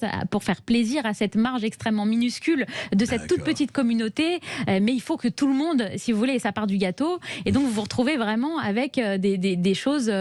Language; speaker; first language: French; native; French